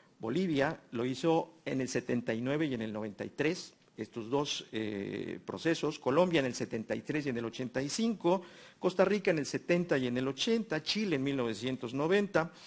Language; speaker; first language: Spanish; native; Spanish